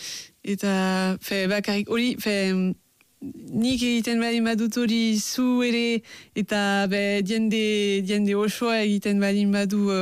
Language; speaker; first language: Basque; non-native, local second language; French